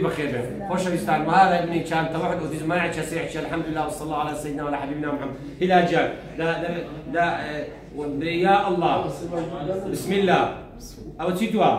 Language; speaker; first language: Arabic; non-native, local second language; Central Kurdish